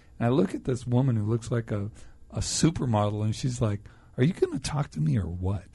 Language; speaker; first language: English; native; English